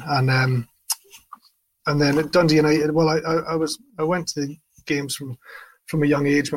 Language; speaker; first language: English; native; English